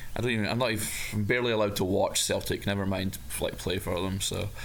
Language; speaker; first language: English; native; English